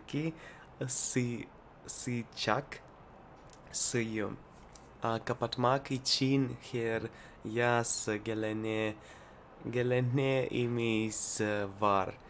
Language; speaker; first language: Turkish; non-native, learner; Russian